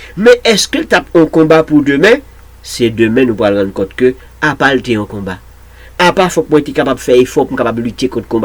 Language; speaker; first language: French; non-native, local second language; Haitian Creole